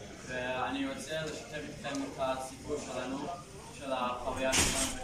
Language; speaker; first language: Hebrew; non-native, fluent; English